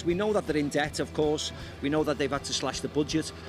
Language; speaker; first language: English; native; English